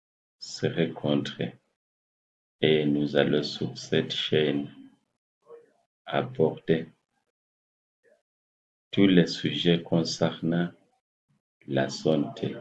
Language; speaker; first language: French; non-native, fluent; English